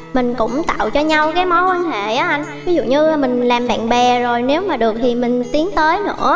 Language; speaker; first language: Vietnamese; native; Vietnamese